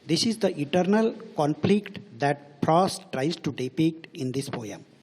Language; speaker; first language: English; non-native, local second language; Marathi